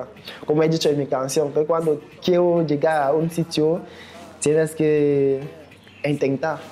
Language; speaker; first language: Spanish; non-native, learner; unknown